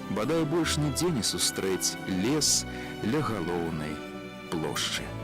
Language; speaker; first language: Belarusian; native; Belarusian